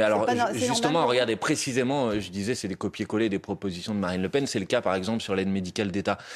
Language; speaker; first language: French; native; French